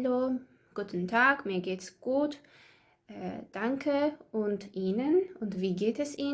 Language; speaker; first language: German; non-native, learner; Azerbaijani